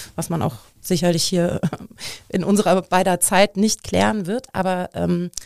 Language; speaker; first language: German; native; German